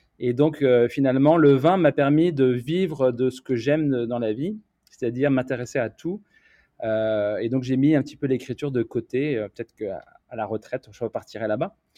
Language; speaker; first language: French; native; French